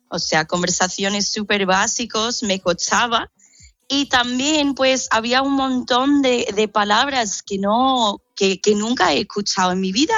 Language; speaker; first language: Spanish; non-native, fluent; English